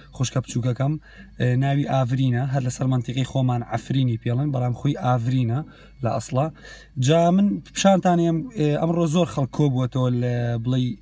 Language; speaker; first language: Central Kurdish; early bilingual, other home language; Kurdish